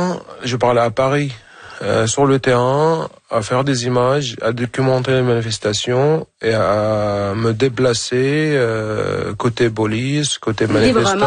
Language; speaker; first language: French; non-native, fluent; Arabic